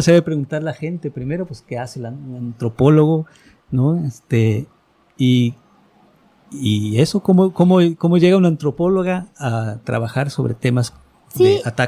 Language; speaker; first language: Spanish; native; Spanish